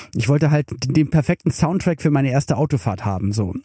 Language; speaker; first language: German; native; German